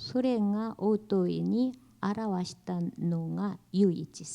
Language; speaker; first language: Japanese; non-native, learner; Korean